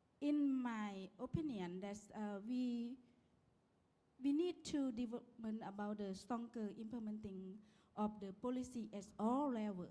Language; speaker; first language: English; non-native, learner; Lao